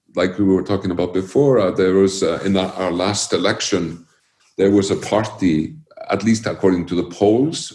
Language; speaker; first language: English; early bilingual, other home language; Icelandic